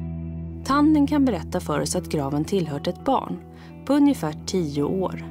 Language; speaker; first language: Swedish; native; Swedish